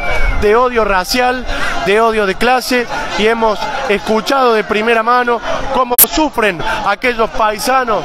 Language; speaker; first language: Spanish; native; Spanish